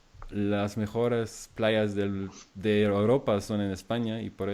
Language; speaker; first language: Spanish; non-native, fluent; German